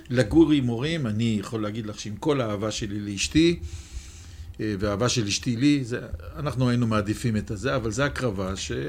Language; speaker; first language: Hebrew; native; Hebrew